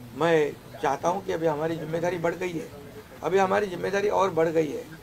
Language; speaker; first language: Hindi; non-native, local second language; Marathi